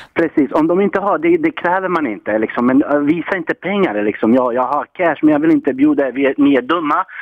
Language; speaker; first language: Swedish; non-native, fluent; Croatian